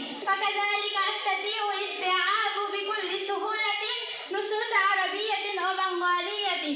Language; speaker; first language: Arabic; non-native, learner; Bangla